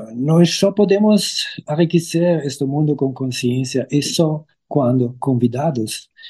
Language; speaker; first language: Portuguese; non-native, fluent; German